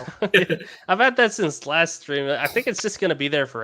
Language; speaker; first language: English; native; English